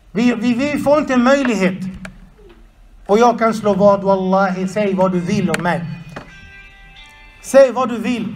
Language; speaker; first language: Swedish; non-native, fluent; Arabic